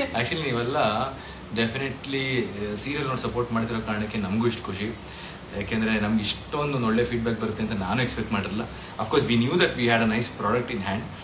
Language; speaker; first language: Kannada; native; Kannada